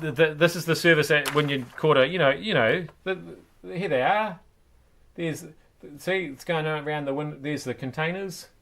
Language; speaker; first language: English; native; English